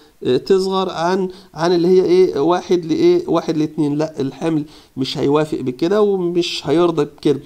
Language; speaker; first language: Arabic; native; Arabic